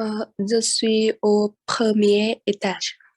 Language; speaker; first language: French; non-native, learner; Vietnamese